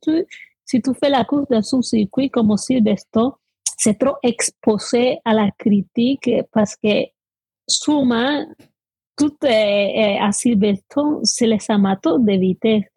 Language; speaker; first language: French; non-native, fluent; Spanish